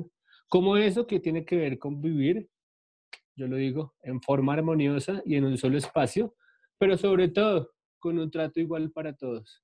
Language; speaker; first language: Spanish; native; Spanish